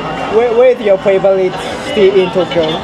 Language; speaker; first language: English; non-native, learner; Japanese